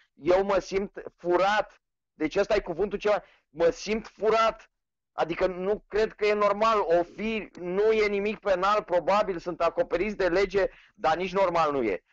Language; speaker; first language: Romanian; native; Romanian